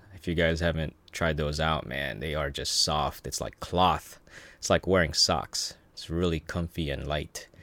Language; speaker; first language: English; early bilingual, other home language; Filipino